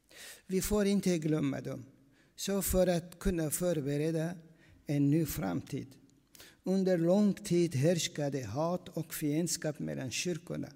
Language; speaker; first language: Swedish; non-native, fluent; Aramaic